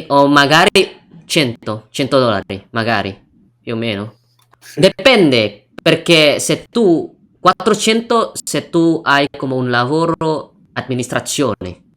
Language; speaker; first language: Italian; non-native, learner; Indonesian